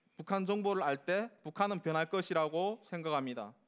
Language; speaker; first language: Korean; native; Korean